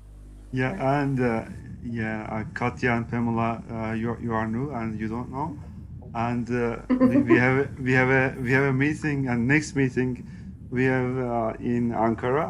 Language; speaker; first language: English; non-native, learner; Turkish